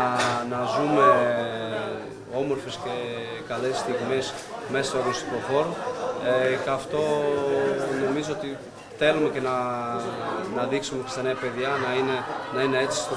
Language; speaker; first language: Greek; non-native, fluent; Portuguese